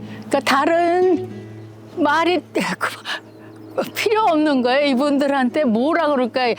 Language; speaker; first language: Korean; native; Korean